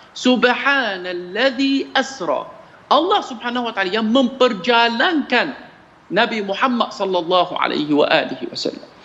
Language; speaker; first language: Malay; non-native, fluent; Arabic